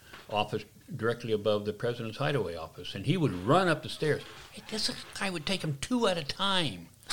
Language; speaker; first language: English; native; English